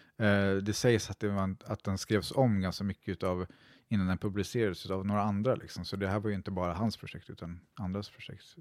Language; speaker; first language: Swedish; native; Swedish